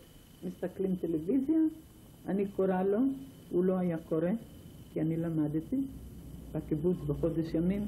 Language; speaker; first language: Hebrew; non-native, fluent; Ladino